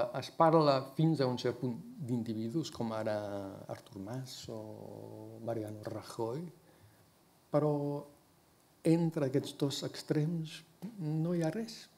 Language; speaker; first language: Catalan; non-native, fluent; English